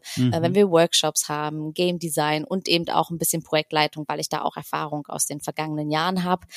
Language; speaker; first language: German; native; German